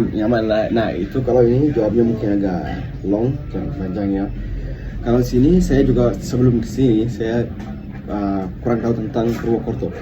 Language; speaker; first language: Indonesian; non-native, fluent; Arabic